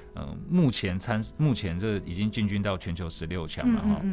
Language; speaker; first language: Chinese; non-native, local second language; Min Nan Chinese